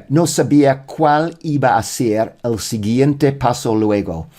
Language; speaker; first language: Spanish; non-native, learner; English